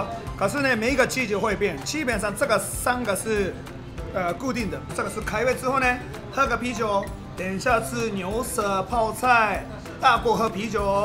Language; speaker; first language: Chinese; non-native, fluent; Japanese